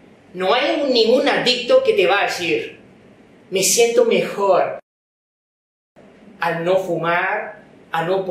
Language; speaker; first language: Spanish; non-native, fluent; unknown